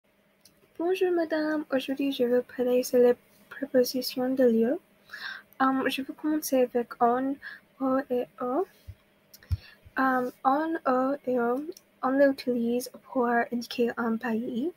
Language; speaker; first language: French; non-native, learner; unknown